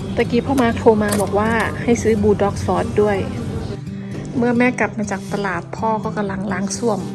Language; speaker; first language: Thai; native; Thai